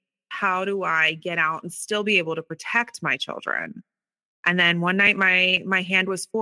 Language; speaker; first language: English; native; English